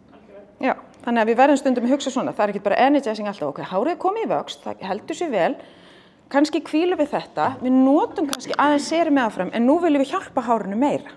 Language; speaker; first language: Icelandic; native; Icelandic